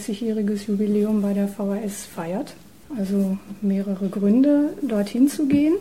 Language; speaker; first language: German; native; German